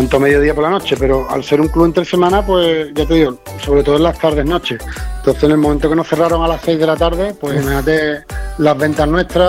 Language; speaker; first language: Spanish; native; Spanish